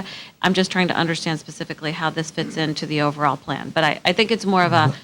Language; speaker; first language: English; native; English